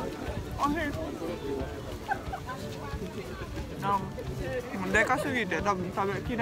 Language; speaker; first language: Japanese; non-native, fluent; Hungarian